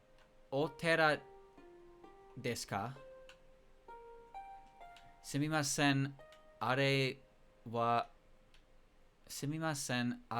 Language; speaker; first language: Japanese; non-native, learner; English